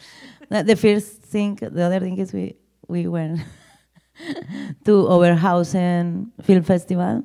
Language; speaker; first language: English; non-native, learner; Spanish